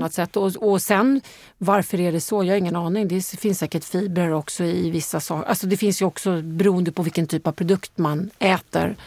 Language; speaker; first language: Swedish; native; Swedish